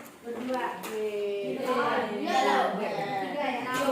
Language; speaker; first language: Indonesian; native; Indonesian